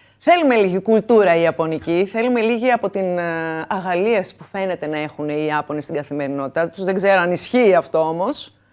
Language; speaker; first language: Greek; native; Greek